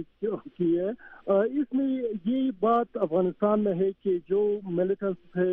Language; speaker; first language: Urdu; non-native, fluent; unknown